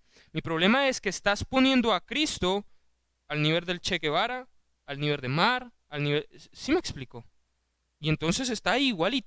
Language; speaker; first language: Spanish; native; Spanish